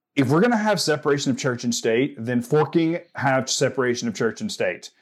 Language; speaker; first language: English; native; English